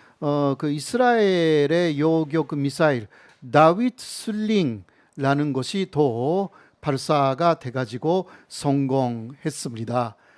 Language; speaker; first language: Korean; non-native, fluent; Japanese